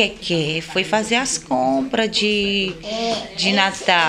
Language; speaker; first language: Portuguese; native; Portuguese